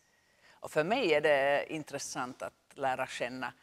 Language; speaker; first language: Swedish; non-native, local second language; Finnish